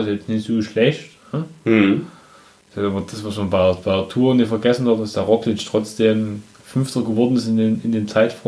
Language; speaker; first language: German; native; German